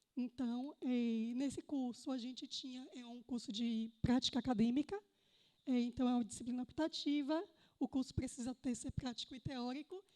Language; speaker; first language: Portuguese; native; Portuguese